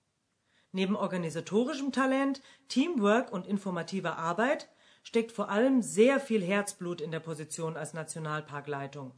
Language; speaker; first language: German; native; German